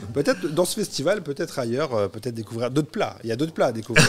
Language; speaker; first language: French; native; French